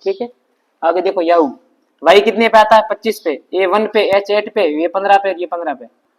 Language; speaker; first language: Hindi; native; Hindi